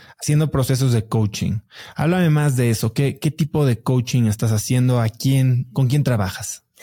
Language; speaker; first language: Spanish; native; Spanish